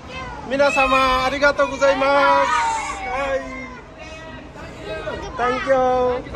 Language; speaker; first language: Japanese; non-native, learner; Bangla